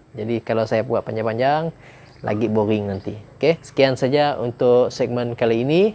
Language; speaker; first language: Malay; non-native, local second language; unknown